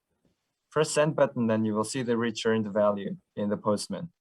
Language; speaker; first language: English; non-native, fluent; Korean